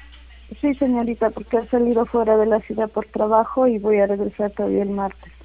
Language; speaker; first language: Spanish; native; Spanish